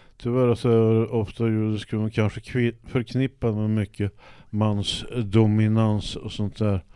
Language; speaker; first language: Swedish; native; Swedish